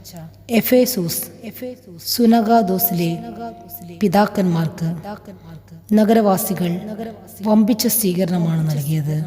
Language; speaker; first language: Malayalam; native; Malayalam